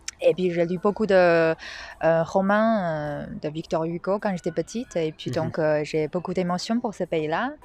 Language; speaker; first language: French; non-native, fluent; Chinese